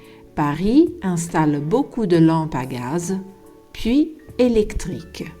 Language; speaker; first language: French; non-native, fluent; Italian